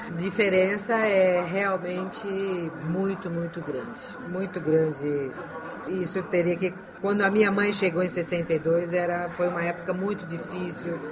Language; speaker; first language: Portuguese; early bilingual, heritage; Chinese